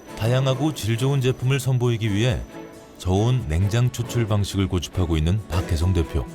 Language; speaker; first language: Korean; native; Korean